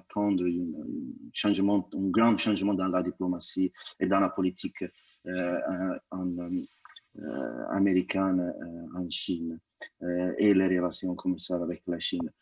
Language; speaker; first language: French; non-native, fluent; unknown